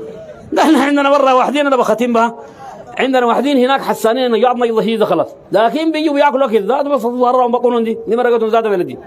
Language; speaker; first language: Arabic; native; Arabic